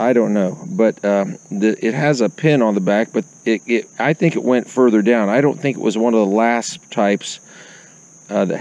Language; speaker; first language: English; native; English